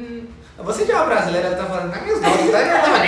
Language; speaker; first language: Portuguese; non-native, fluent; English